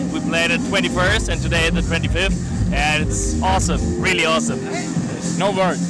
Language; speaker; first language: English; non-native, fluent; German